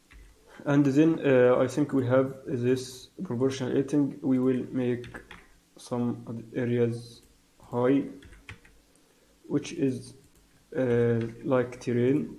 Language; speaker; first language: English; non-native, fluent; Arabic